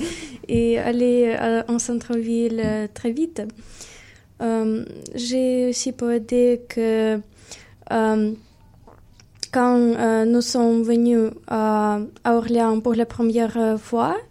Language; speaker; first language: French; non-native, fluent; Ukrainian